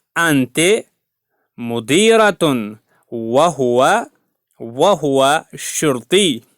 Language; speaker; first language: Arabic; non-native, fluent; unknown